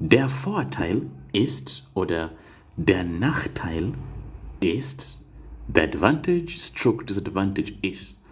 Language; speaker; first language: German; non-native, fluent; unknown